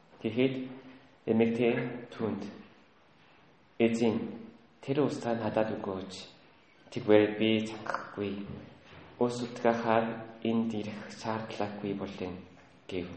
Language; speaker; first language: Mongolian; native; Mongolian